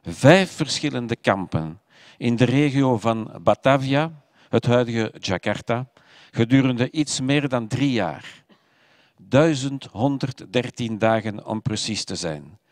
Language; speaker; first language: Dutch; non-native, local second language; French